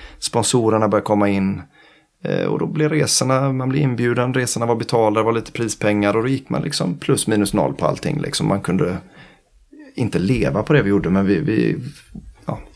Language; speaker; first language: Swedish; native; Swedish